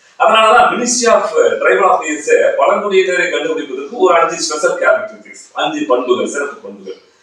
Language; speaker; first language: Tamil; native; Tamil